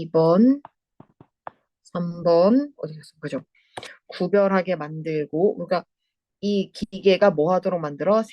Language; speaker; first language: Korean; native; Korean